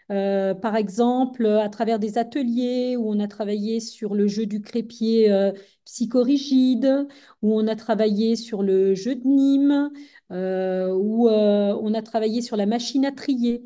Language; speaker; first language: French; native; French